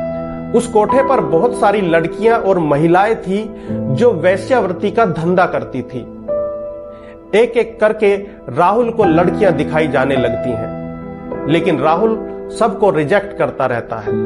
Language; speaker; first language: Hindi; native; Hindi